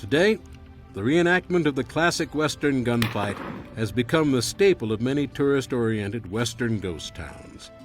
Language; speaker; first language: English; native; English